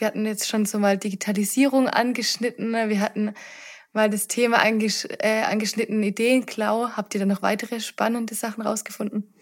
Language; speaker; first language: German; native; German